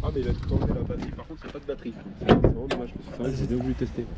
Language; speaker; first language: French; native; French